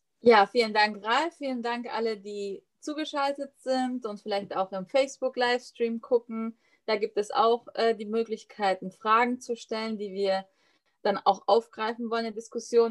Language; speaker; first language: German; native; German